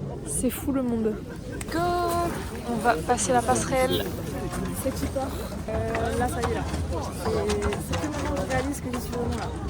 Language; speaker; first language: French; native; French